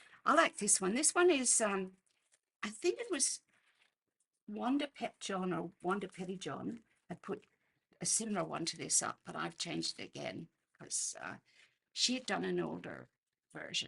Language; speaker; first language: English; native; English